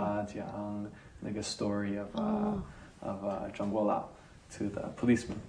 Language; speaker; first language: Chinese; non-native, learner; English